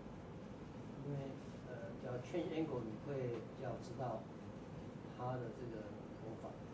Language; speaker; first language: Chinese; native; Chinese